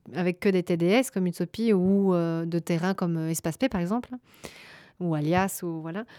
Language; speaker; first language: French; native; French